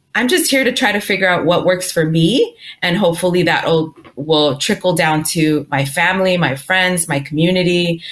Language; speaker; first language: English; early bilingual, other home language; Spanish